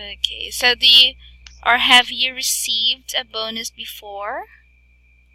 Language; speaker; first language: English; non-native, fluent; Filipino